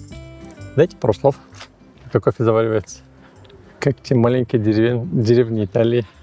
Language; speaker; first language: Russian; native; Russian